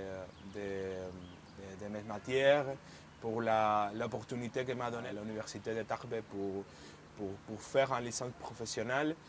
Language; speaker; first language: French; non-native, fluent; Spanish